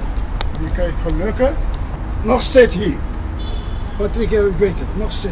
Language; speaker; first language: Dutch; non-native, learner; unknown